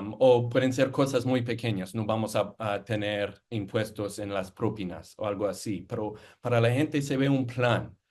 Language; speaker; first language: Spanish; non-native, fluent; English